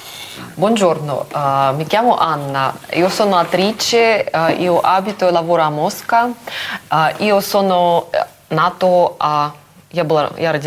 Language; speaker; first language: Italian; non-native, learner; Russian